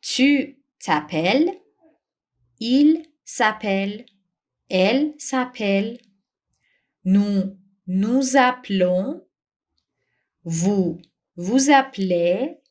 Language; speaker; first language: French; non-native, fluent; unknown